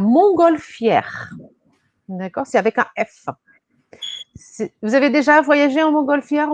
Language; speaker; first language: French; non-native, fluent; Portuguese